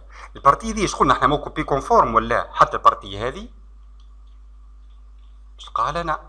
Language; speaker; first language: Arabic; native; Arabic